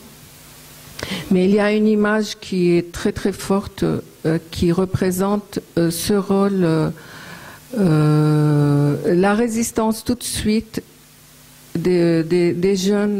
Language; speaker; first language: French; non-native, fluent; Arabic